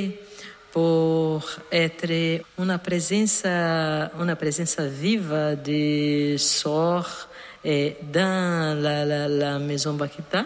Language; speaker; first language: French; non-native, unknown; Portuguese